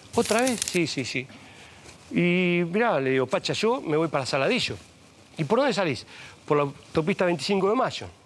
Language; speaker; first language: Spanish; native; Spanish